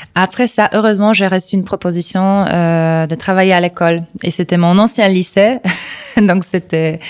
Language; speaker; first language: French; non-native, fluent; Polish